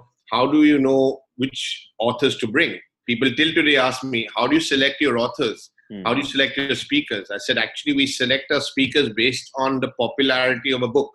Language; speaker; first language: English; native; English